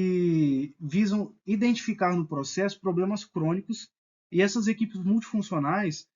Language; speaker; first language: Portuguese; native; Portuguese